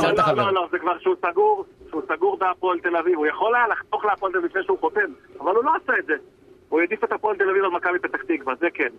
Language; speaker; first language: Hebrew; native; Hebrew